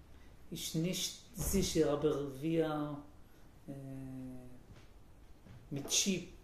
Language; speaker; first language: German; non-native, learner; Hebrew